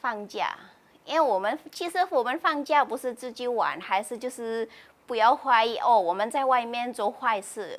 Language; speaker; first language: Chinese; non-native, fluent; Indonesian